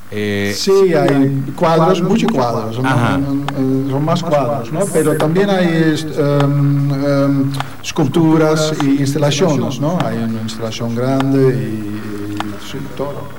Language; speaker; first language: Spanish; non-native, learner; Dutch